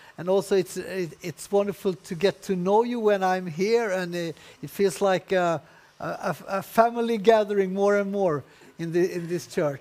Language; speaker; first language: English; non-native, learner; Swedish